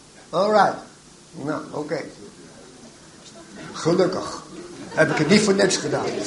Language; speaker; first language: Dutch; native; Dutch